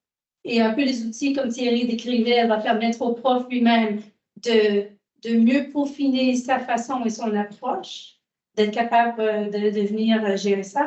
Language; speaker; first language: French; native; French